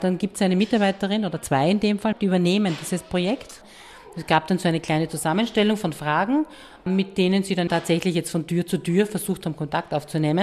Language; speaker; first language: German; native; German